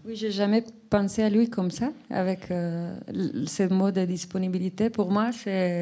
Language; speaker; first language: French; non-native, fluent; Spanish